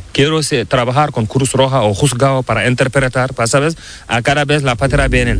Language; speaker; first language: Spanish; non-native, learner; Fula